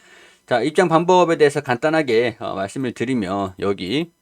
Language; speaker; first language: Korean; native; Korean